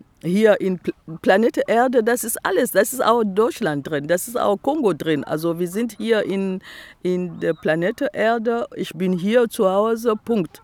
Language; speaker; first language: German; non-native, fluent; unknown